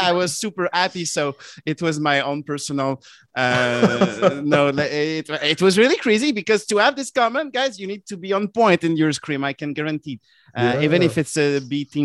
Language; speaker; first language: English; non-native, fluent; French